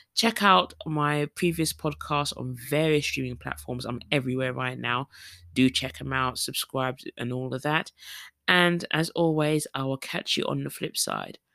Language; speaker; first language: English; native; English